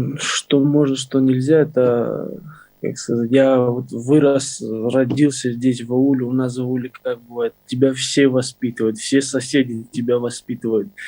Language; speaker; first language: Russian; non-native, local second language; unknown